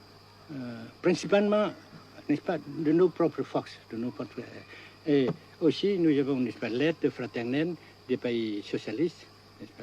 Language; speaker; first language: French; non-native, local second language; Vietnamese